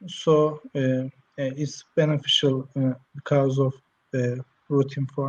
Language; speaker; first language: English; non-native, learner; Turkish